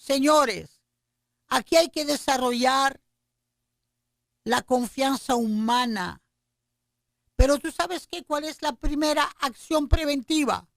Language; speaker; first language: Spanish; native; Spanish